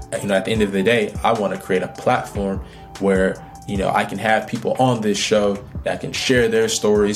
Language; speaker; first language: English; native; English